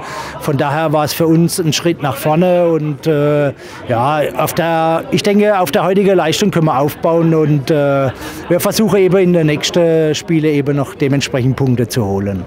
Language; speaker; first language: German; native; German